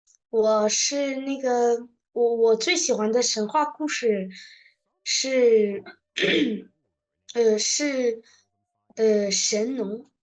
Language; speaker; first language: Chinese; early bilingual, heritage; Chinese